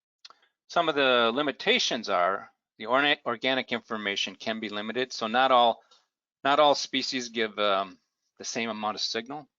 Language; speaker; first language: English; native; English